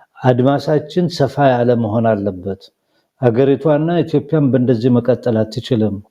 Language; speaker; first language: Amharic; non-native, local second language; Somali